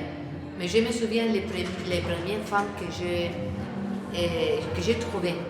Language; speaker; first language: French; non-native, learner; Spanish